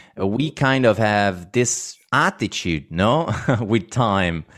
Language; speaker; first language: English; non-native, fluent; Italian